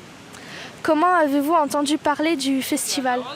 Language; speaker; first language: French; native; French